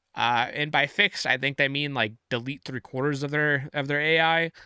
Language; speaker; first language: English; native; English